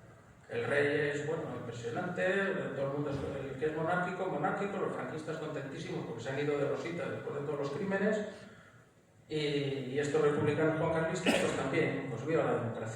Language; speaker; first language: Spanish; native; Spanish